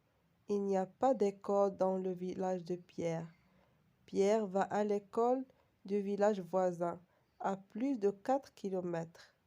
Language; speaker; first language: French; non-native, local second language; Arabic